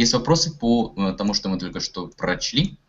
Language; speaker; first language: Russian; native; Russian